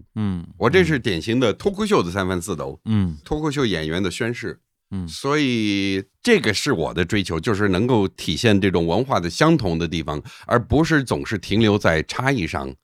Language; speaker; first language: Chinese; non-native, fluent; English